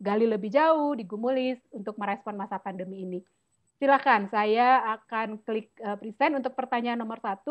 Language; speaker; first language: Indonesian; native; Indonesian